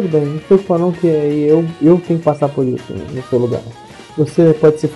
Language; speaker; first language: Portuguese; native; Portuguese